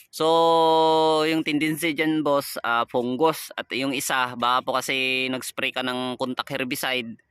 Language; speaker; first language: Filipino; non-native, local second language; Kinaray-a